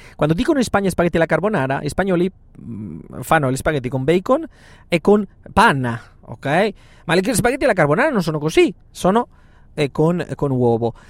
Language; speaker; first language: Italian; non-native, fluent; Spanish